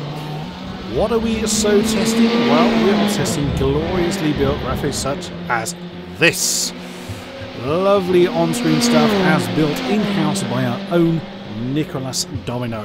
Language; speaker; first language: English; native; English